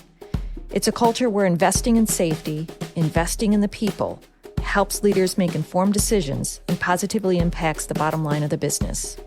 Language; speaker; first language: English; native; English